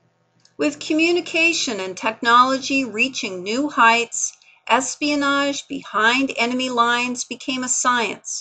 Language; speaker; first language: English; native; English